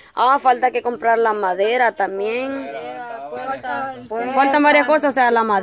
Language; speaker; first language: Spanish; native; Spanish